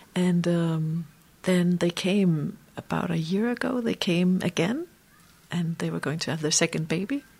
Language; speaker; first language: English; non-native, fluent; Danish